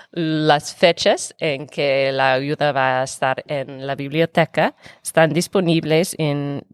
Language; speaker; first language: Spanish; non-native, fluent; English